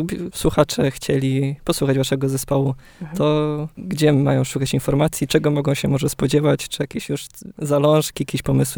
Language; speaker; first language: Polish; native; Polish